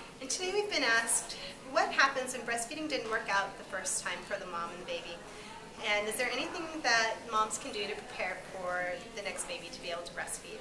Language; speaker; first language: English; native; English